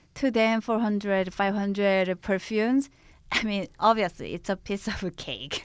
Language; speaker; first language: English; non-native, fluent; Korean